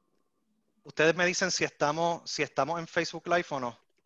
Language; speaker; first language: Spanish; native; Spanish